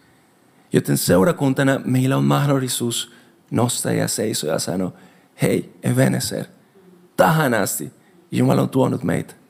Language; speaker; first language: Finnish; non-native, fluent; Spanish